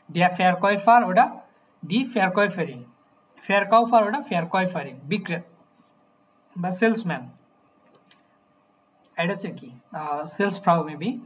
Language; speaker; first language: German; non-native, fluent; Bangla